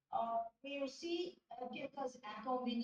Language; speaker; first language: French; non-native, learner; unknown